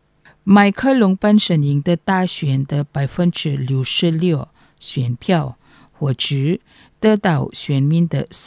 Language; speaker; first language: Chinese; non-native, fluent; Indonesian